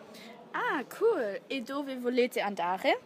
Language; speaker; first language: Italian; non-native, learner; German